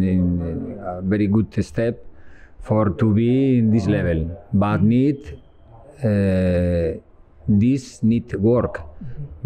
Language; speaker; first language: English; non-native, learner; Spanish